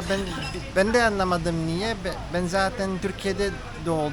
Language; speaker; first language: Turkish; early bilingual, heritage; Turkish